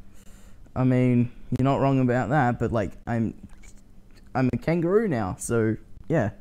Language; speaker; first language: English; native; English